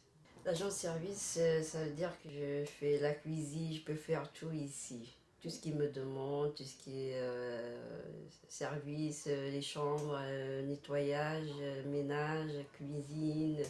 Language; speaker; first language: French; non-native, local second language; Arabic